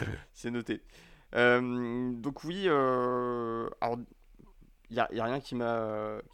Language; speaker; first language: French; native; French